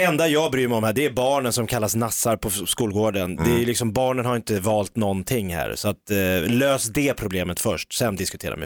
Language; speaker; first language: Swedish; native; Swedish